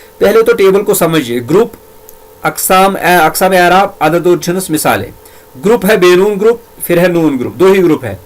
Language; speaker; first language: Urdu; native; Urdu